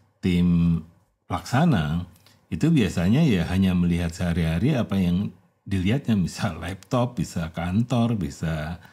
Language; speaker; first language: Indonesian; native; Indonesian